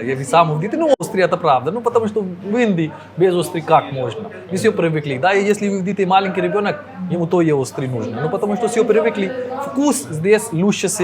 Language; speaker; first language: Russian; non-native, learner; Hindi